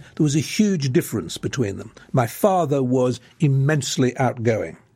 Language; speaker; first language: English; early bilingual, other home language; Lithuanian